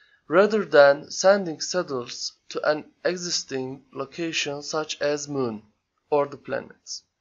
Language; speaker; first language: English; non-native, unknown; Turkish